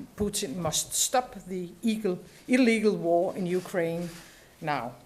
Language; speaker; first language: English; non-native, fluent; Danish